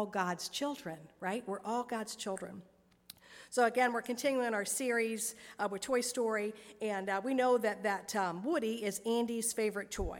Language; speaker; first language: English; native; English